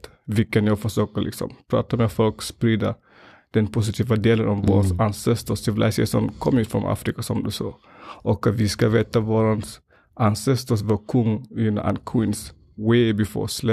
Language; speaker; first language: Swedish; non-native, fluent; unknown